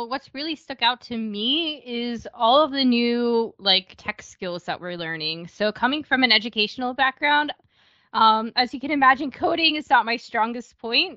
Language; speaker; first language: English; native; English